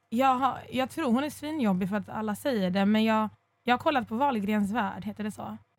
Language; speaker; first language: Swedish; early bilingual, other home language; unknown